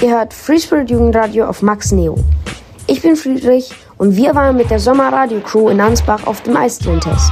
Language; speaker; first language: German; native; German